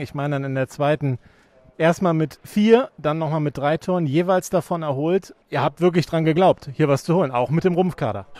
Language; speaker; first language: German; native; German